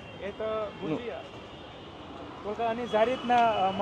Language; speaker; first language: Russian; non-native, learner; Hindi